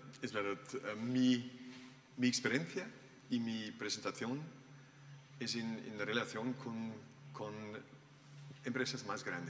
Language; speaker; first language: Spanish; non-native, learner; German